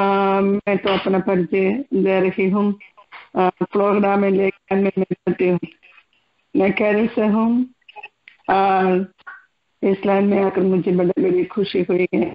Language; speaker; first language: Hindi; non-native, local second language; Malayalam